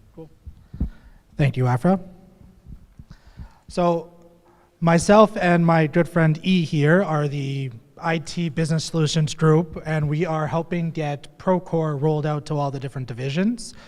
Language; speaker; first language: English; native; English